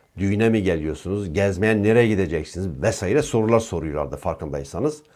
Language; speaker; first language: Turkish; native; Turkish